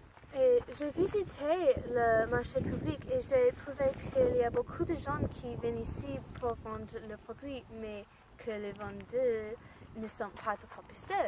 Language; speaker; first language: French; non-native, learner; English